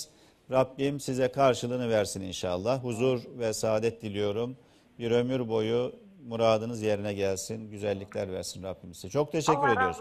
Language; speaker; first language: Turkish; native; Turkish